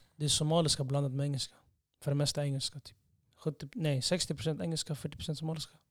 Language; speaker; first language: Swedish; early bilingual, other home language; English